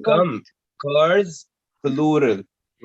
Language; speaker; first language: English; non-native, fluent; Arabic